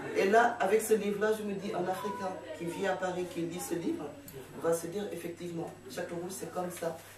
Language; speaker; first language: French; non-native, local second language; Fula